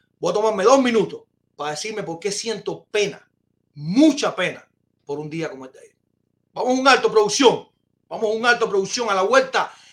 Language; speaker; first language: Spanish; native; Spanish